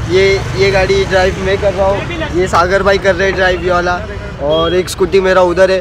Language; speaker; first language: Hindi; non-native, local second language; Marathi